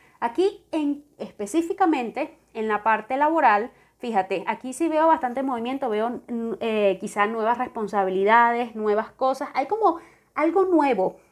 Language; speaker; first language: Spanish; native; Spanish